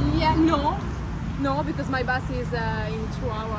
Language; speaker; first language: English; non-native, learner; Italian